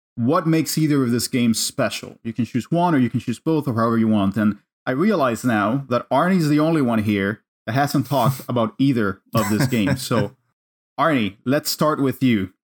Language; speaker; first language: English; non-native, fluent; Spanish